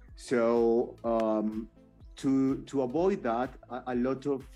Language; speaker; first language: English; non-native, fluent; Spanish